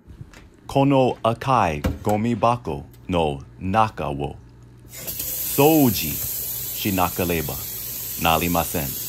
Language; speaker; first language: Japanese; non-native, learner; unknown